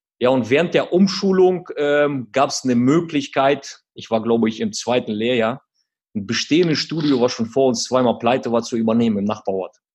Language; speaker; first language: German; early bilingual, other home language; Russian